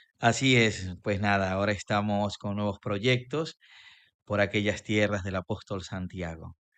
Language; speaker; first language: Spanish; native; Spanish